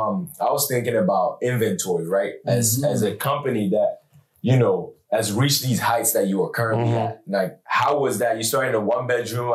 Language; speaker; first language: English; non-native, local second language; Akan